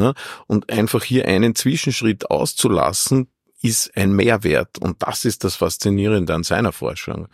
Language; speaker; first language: German; native; German